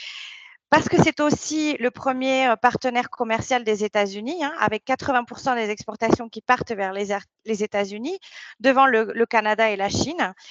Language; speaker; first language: French; native; French